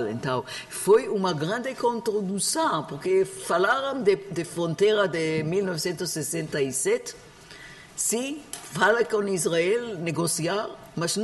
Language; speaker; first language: Portuguese; non-native, learner; Hebrew